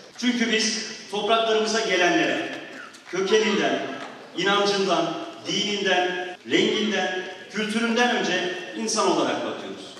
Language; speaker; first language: Turkish; native; Turkish